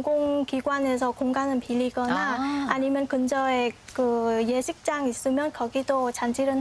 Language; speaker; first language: Korean; non-native, fluent; Vietnamese